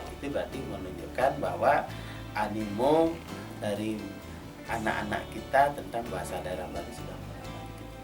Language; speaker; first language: Indonesian; non-native, local second language; Balinese